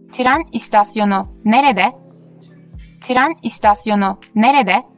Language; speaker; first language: Turkish; non-native, fluent; Uzbek